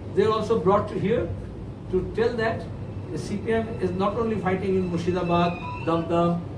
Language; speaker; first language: English; non-native, local second language; Bangla